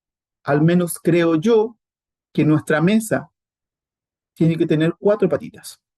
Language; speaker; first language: Spanish; native; Spanish